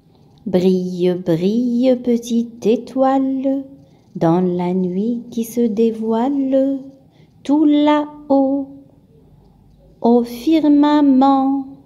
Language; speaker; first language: French; non-native, local second language; Arabic